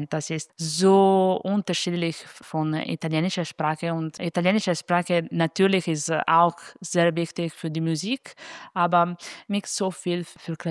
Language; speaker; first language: German; non-native, fluent; Italian